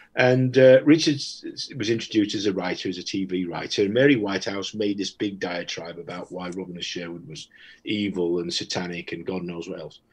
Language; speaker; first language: English; native; English